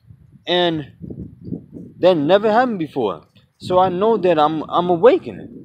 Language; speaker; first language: English; native; English